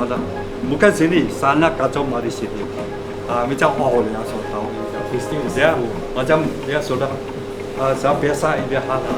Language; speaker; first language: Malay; non-native, local second language; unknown